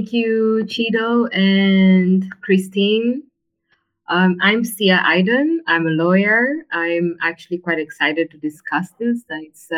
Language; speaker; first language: English; non-native, local second language; Swahili